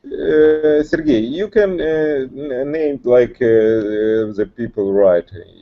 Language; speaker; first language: English; non-native, learner; Russian